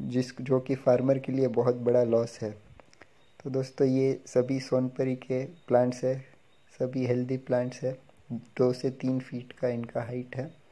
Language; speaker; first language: Hindi; non-native, local second language; Gujarati